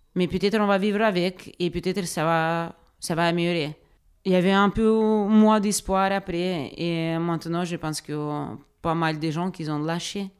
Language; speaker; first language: French; non-native, fluent; Ukrainian